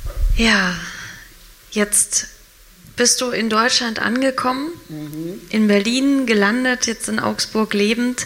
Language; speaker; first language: German; native; German